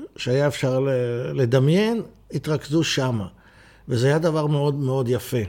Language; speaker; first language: Hebrew; native; Hebrew